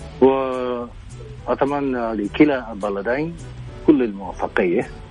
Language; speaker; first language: Arabic; non-native, fluent; Japanese